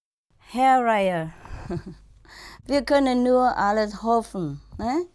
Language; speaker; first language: German; non-native, learner; Vietnamese